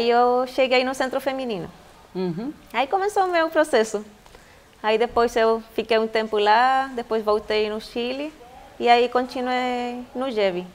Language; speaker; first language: Portuguese; non-native, fluent; Spanish